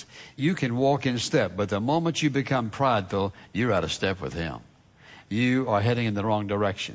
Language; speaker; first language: English; native; English